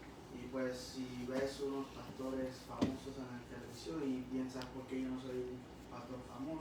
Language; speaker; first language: Spanish; early bilingual, heritage; Spanish